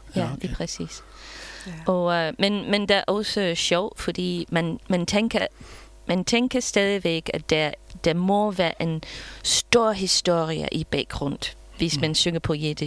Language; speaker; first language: Danish; non-native, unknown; English